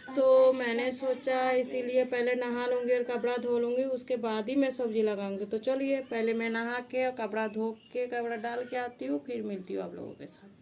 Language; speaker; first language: Hindi; non-native, local second language; Bangla